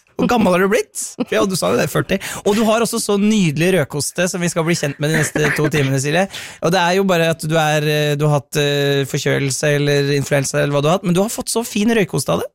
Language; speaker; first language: Norwegian; native; Norwegian